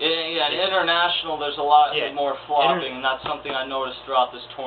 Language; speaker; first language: English; native; English